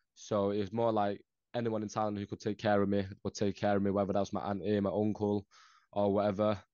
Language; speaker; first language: English; early bilingual, other home language; Northeastern Thai